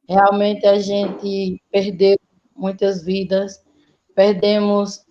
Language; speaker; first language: Portuguese; native; Portuguese